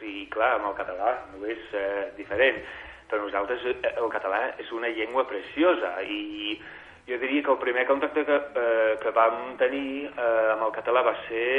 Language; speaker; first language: Catalan; non-native, fluent; English